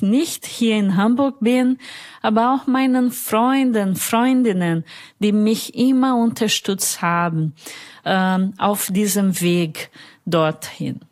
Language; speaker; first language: German; non-native, fluent; Portuguese